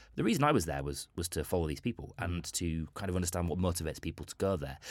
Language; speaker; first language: English; native; English